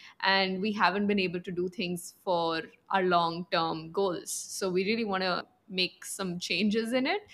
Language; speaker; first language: English; non-native, local second language; Punjabi